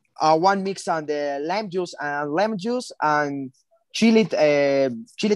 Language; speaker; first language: English; non-native, learner; Spanish